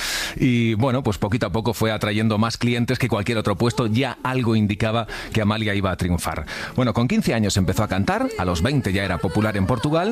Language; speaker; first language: Spanish; native; Spanish